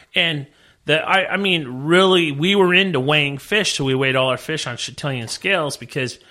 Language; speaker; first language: English; native; English